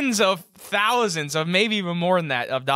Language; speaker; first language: English; native; English